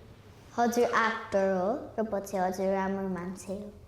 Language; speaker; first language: Nepali; early bilingual, heritage; Nepali